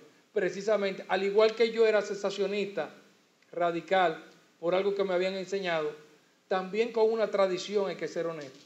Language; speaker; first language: Spanish; native; Spanish